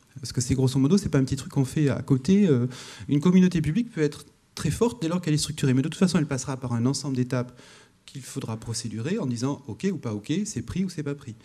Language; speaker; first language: French; native; French